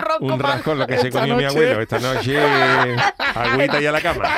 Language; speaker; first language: Spanish; native; Spanish